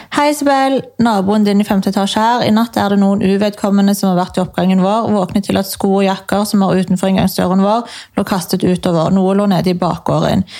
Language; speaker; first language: Norwegian; early bilingual, other home language; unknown